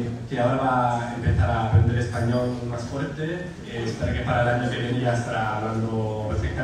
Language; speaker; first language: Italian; non-native, learner; Spanish